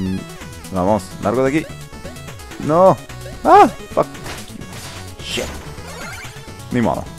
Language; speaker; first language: Spanish; native; Spanish